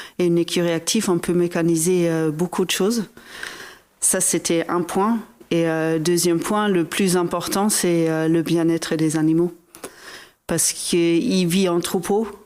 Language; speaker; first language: French; non-native, fluent; German